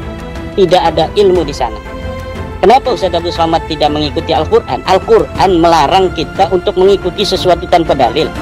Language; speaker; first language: Indonesian; native; Indonesian